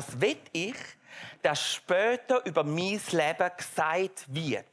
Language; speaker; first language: German; native; German